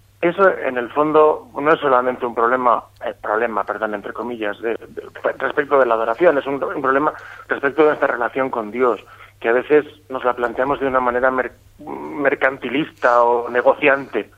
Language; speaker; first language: Spanish; native; Spanish